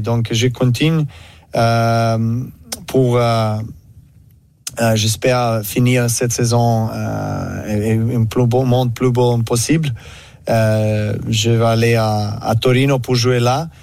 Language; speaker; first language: French; non-native, learner; Serbian